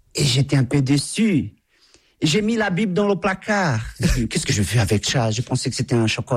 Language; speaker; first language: French; non-native, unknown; Portuguese